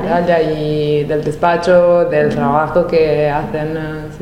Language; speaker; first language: Spanish; non-native, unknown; Italian